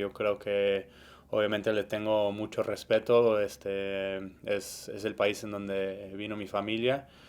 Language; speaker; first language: Spanish; early bilingual, heritage; Spanish